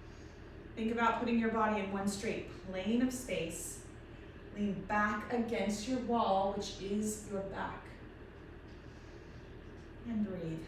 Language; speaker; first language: English; native; English